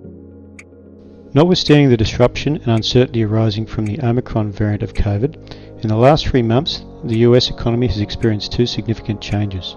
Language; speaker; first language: English; native; English